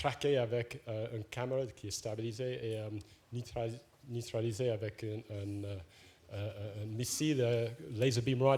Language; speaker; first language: French; non-native, fluent; English